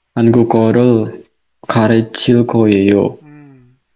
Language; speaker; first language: Korean; non-native, learner; Indonesian